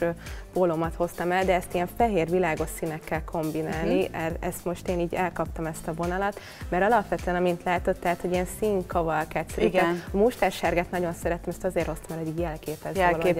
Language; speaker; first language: Hungarian; native; Hungarian